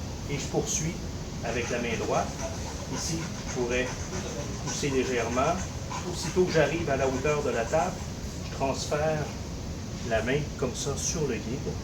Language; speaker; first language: French; native; French